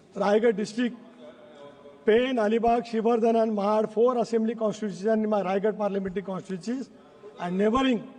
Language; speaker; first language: English; non-native, local second language; Marathi